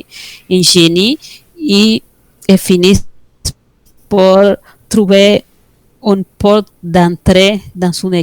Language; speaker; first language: French; non-native, fluent; Spanish